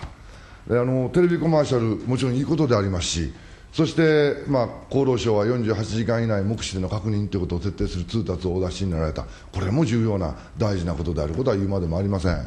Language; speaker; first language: Japanese; native; Japanese